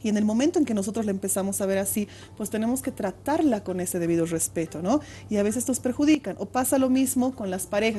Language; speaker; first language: Spanish; native; Spanish